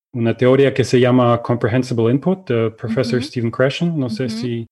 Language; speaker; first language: Spanish; non-native, fluent; Russian